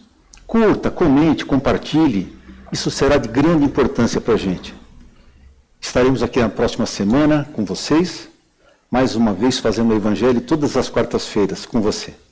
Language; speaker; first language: Portuguese; native; Portuguese